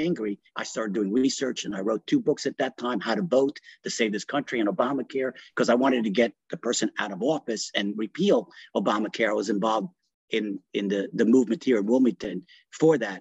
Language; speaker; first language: English; early bilingual, other home language; Italian